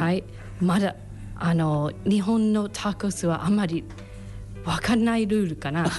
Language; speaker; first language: Japanese; non-native, learner; English